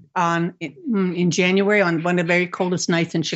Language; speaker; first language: English; native; English